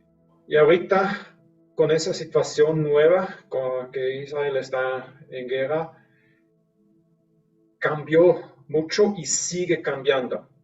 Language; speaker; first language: Spanish; non-native, fluent; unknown